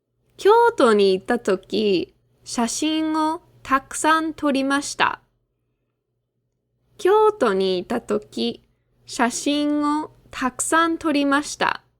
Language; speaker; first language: Japanese; non-native, fluent; English